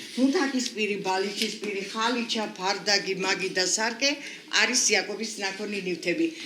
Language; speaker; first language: Georgian; native; Georgian